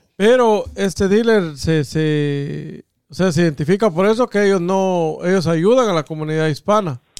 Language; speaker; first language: Spanish; native; Spanish